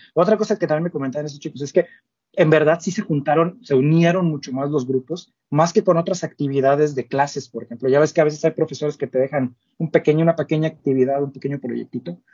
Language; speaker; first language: Spanish; native; Spanish